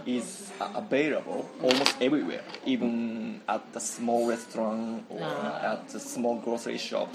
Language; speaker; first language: English; non-native, learner; Japanese